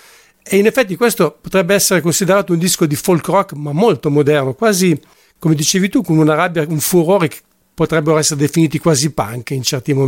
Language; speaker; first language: Italian; native; Italian